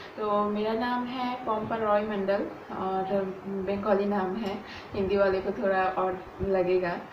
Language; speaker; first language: Hindi; non-native, local second language; Bangla